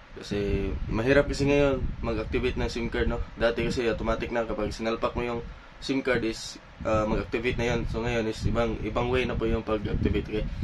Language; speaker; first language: Filipino; non-native, local second language; Cebuano